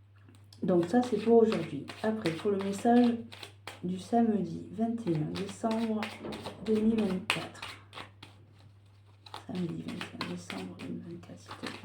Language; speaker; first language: French; native; French